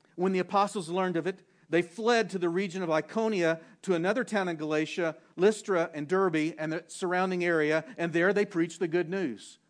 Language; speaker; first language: English; native; English